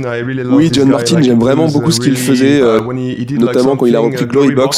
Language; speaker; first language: French; native; French